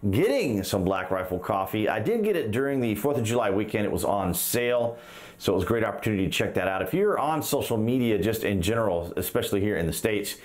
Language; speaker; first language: English; native; English